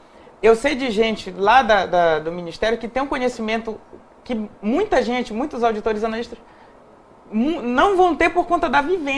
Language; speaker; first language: Portuguese; native; Portuguese